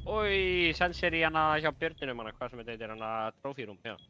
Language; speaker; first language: Icelandic; native; Icelandic